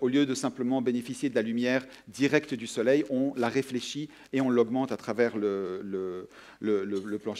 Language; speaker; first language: French; native; French